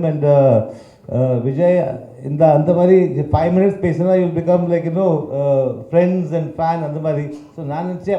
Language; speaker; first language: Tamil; early bilingual, heritage; Tamil